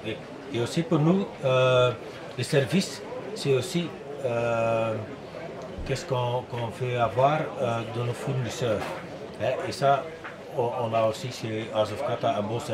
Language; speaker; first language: French; non-native, learner; Dutch